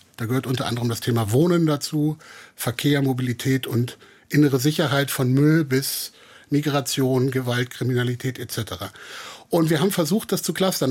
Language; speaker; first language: German; native; German